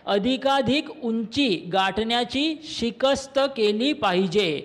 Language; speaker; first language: Hindi; non-native, local second language; Marathi